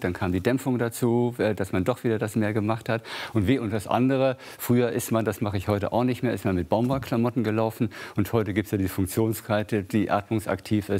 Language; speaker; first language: German; native; German